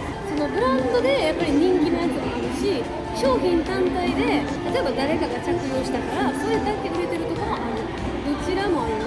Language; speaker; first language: Japanese; native; Japanese